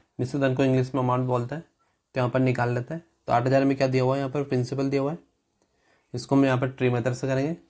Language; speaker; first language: Hindi; native; Hindi